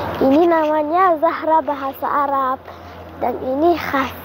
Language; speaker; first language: Indonesian; early bilingual, heritage; Indonesian